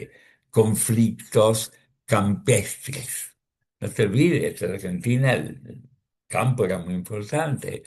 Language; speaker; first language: Spanish; early bilingual, other home language; Russian